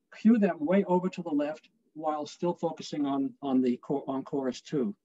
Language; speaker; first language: English; native; English